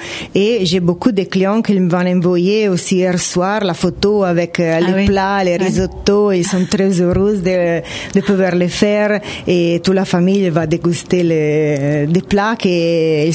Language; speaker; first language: French; non-native, fluent; Italian